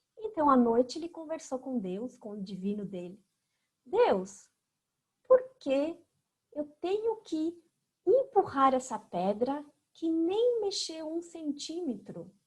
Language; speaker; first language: Portuguese; non-native, fluent; French